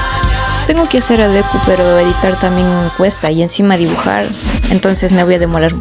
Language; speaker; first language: Spanish; native; Spanish